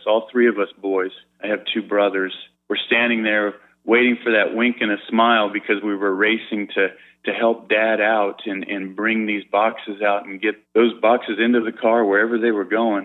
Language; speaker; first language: English; native; English